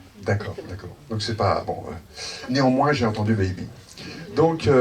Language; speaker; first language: French; native; French